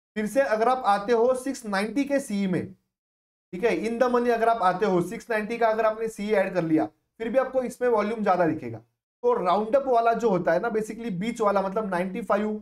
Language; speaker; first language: Hindi; non-native, local second language; Marathi